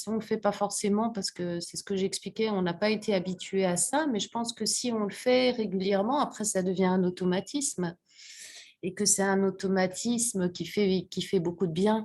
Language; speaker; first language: French; native; French